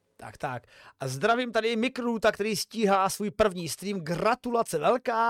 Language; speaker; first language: Czech; native; Czech